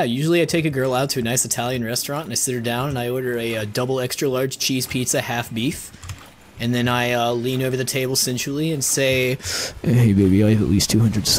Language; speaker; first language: English; native; English